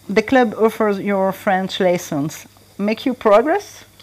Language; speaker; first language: English; non-native, learner; French